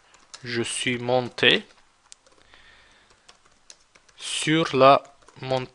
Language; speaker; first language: French; non-native, fluent; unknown